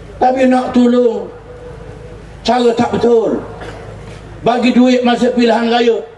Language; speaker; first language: Malay; native; Malay